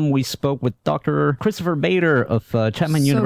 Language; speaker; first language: English; native; English